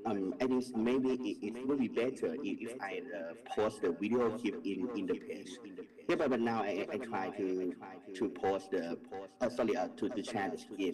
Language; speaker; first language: English; non-native, learner; Thai